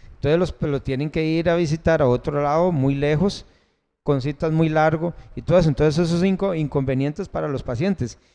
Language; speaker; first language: Spanish; native; Spanish